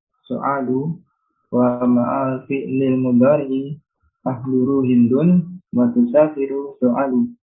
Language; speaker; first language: Arabic; non-native, learner; Indonesian